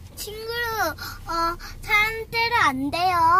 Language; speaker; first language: Korean; early bilingual, heritage; Korean